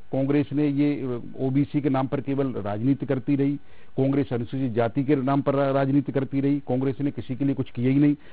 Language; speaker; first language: Hindi; native; Hindi